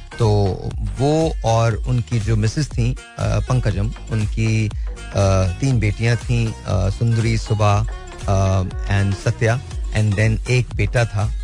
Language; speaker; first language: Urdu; native; Urdu